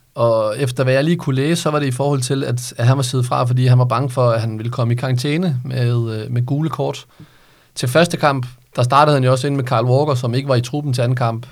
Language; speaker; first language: Danish; native; Danish